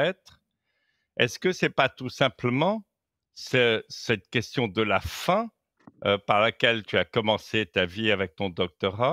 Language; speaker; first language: French; native; French